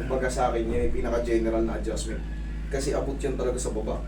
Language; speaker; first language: Filipino; native; Filipino